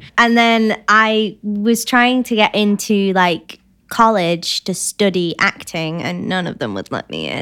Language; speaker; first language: English; native; English